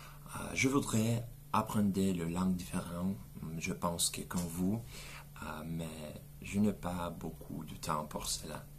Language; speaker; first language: French; non-native, learner; Russian